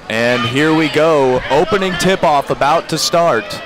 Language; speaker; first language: English; native; English